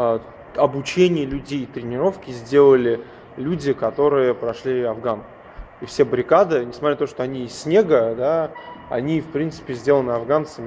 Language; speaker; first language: Russian; native; Russian